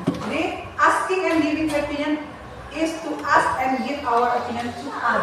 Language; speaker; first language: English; non-native, fluent; Indonesian